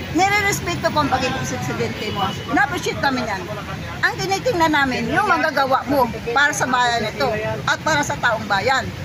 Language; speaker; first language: Filipino; non-native, local second language; Hiligaynon